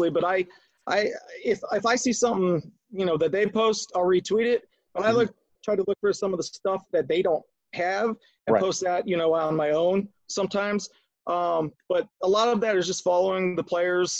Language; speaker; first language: English; native; English